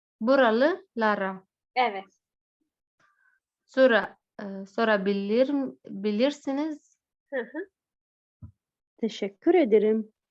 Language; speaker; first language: Turkish; non-native, learner; Arabic